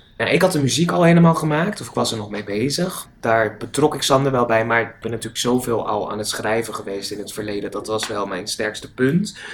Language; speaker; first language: Dutch; native; Dutch